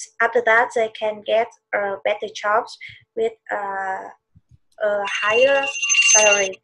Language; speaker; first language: English; non-native, learner; Vietnamese